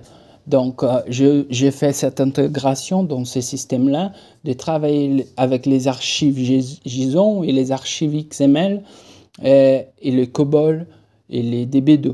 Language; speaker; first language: French; non-native, fluent; Portuguese